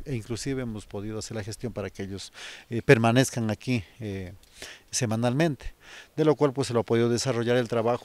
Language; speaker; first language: Spanish; native; Spanish